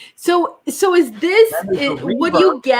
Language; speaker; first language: English; native; English